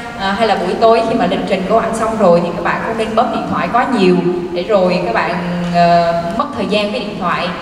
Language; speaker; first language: Vietnamese; non-native, local second language; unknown